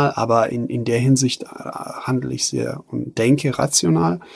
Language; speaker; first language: German; non-native, fluent; Bosnian